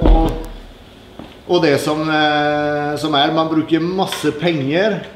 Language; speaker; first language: Norwegian; native; Norwegian